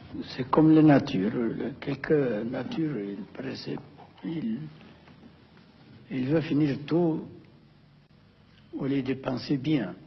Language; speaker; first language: French; non-native, fluent; Amharic